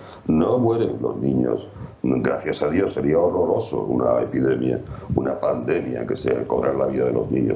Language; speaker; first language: Spanish; native; Spanish